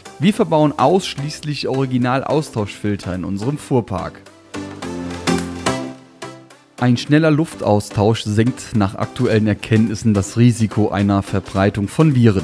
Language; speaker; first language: German; native; German